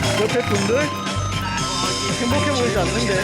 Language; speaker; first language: Korean; native; Korean